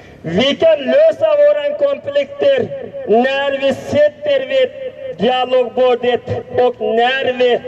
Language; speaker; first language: Swedish; non-native, learner; Uyghur